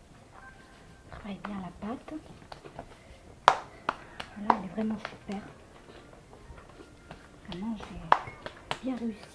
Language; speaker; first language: French; native; French